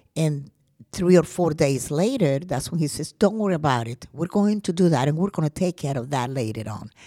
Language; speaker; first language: English; non-native, fluent; Spanish